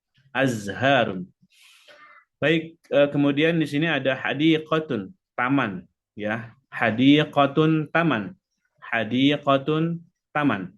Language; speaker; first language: Indonesian; native; Indonesian